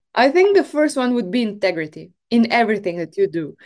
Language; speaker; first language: English; non-native, fluent; Slovenian